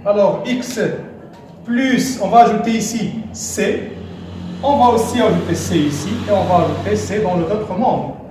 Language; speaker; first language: French; non-native, local second language; Arabic